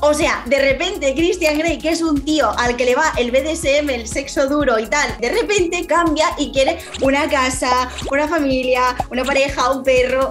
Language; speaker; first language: Spanish; native; Spanish